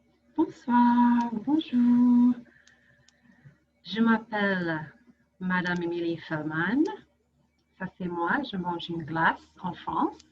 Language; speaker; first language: French; non-native, fluent; English